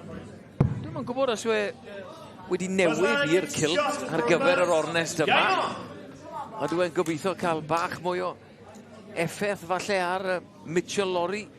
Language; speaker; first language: Welsh; native; Welsh